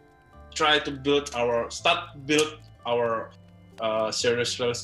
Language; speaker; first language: English; non-native, learner; Indonesian